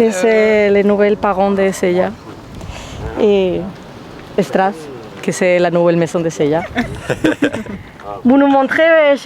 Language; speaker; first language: French; non-native, fluent; Spanish